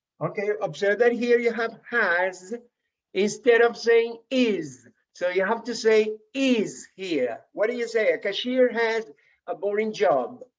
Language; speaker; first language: English; non-native, fluent; Spanish